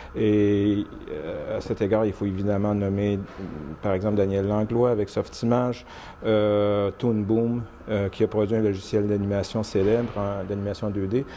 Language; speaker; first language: French; native; French